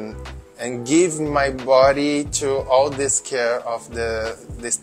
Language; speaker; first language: English; non-native, learner; Portuguese